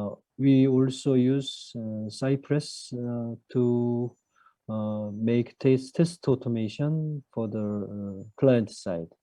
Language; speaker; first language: English; non-native, learner; Korean